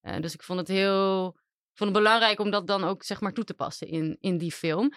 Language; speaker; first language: Dutch; native; Dutch